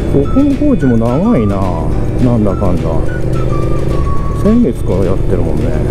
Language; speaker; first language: Japanese; native; Japanese